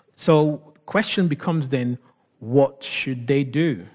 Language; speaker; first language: English; non-native, local second language; Yoruba